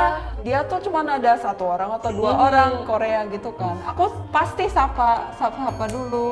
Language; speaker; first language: Indonesian; early bilingual, other home language; Korean